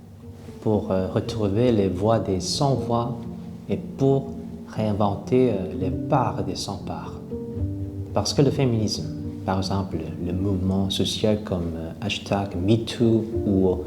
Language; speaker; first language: French; non-native, fluent; Korean